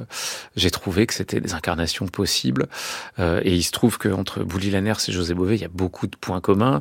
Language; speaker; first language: French; native; French